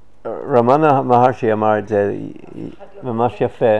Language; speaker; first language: Hebrew; non-native, fluent; English